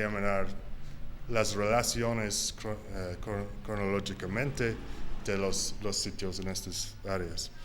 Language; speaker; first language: Spanish; non-native, learner; English